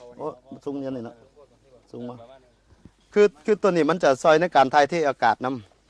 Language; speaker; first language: Thai; native; Thai